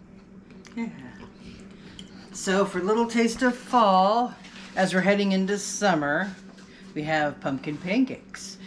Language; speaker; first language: English; native; English